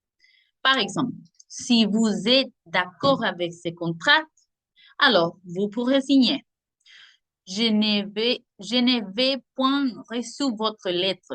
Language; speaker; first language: French; non-native, learner; Spanish